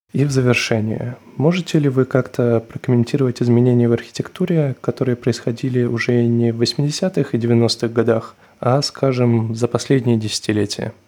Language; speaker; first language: Russian; native; Russian